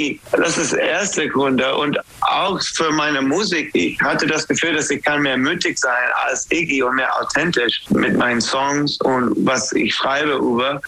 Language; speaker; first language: German; non-native, learner; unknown